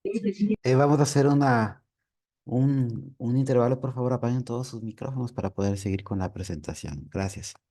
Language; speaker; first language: Spanish; native; Spanish